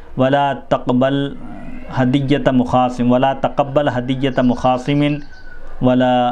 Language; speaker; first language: Urdu; native; Urdu